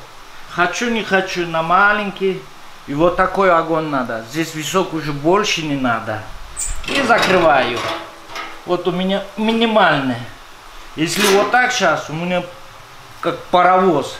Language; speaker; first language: Russian; non-native, fluent; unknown